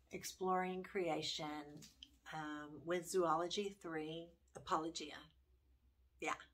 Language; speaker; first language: English; native; English